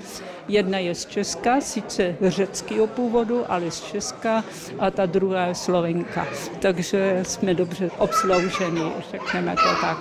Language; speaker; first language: Czech; early bilingual, other home language; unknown